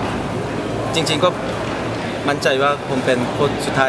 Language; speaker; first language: Thai; non-native, fluent; Korean